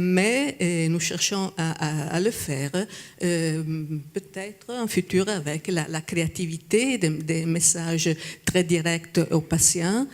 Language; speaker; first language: French; non-native, fluent; Italian